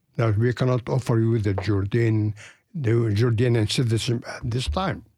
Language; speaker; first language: English; non-native, fluent; Arabic